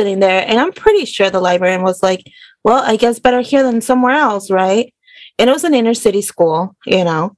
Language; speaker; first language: English; early bilingual, other home language; Spanish